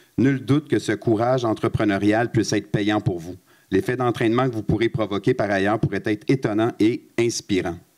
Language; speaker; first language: French; native; French